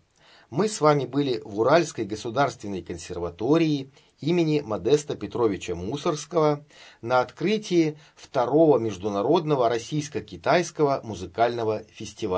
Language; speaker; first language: Russian; native; Russian